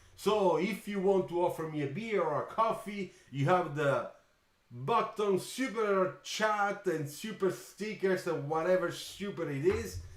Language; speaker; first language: English; non-native, fluent; Italian